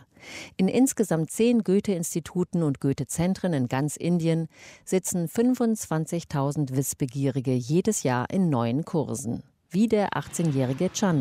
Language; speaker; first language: German; native; German